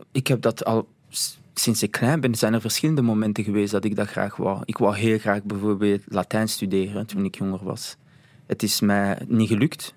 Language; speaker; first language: Dutch; early bilingual, other home language; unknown